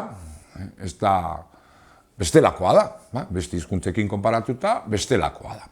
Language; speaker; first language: Basque; non-native, local second language; Spanish